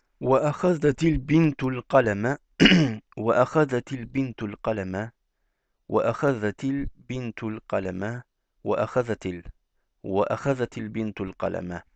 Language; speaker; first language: Arabic; non-native, fluent; Turkish